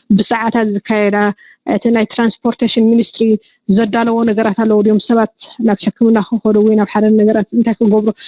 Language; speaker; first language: Tigrinya; native; Tigrinya